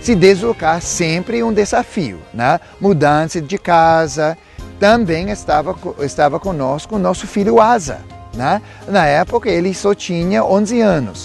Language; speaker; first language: Portuguese; non-native, fluent; English